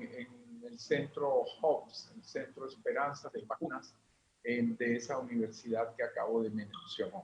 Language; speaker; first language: Spanish; native; Spanish